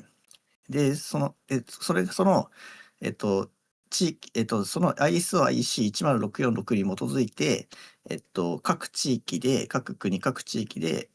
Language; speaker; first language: Japanese; native; Japanese